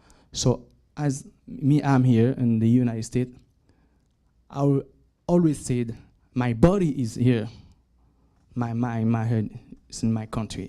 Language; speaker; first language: English; non-native, learner; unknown